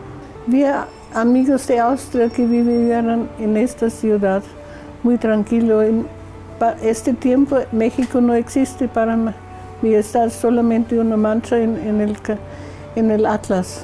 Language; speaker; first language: Spanish; non-native, learner; German